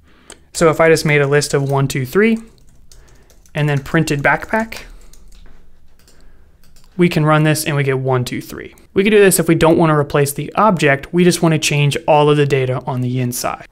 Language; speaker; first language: English; native; English